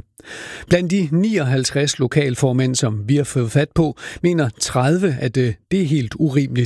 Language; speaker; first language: Danish; native; Danish